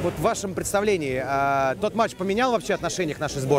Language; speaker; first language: Russian; native; Russian